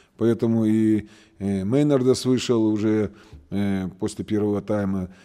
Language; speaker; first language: Russian; native; Russian